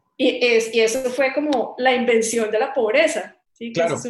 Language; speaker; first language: Spanish; native; Spanish